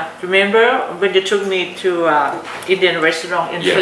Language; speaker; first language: English; non-native, learner; Thai